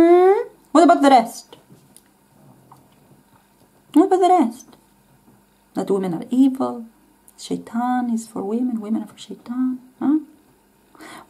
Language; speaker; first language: English; non-native, fluent; Greek